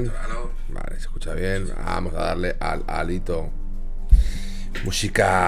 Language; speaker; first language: Spanish; native; Spanish